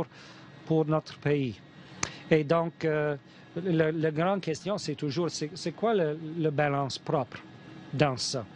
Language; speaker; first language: French; non-native, fluent; English